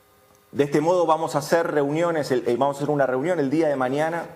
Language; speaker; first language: Spanish; native; Spanish